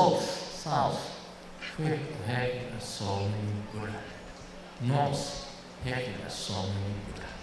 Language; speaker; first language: English; non-native, learner; Chinese